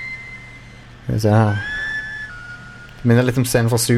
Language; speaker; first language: Norwegian; native; Norwegian